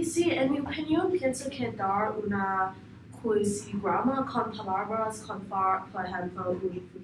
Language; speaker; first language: Spanish; non-native, learner; English